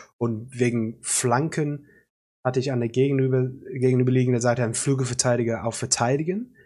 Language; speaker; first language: German; non-native, fluent; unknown